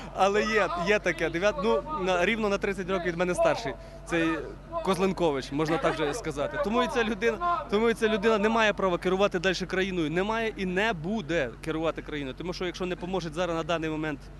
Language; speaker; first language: Ukrainian; native; Ukrainian